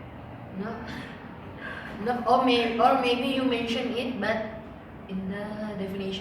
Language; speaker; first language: English; non-native, learner; Indonesian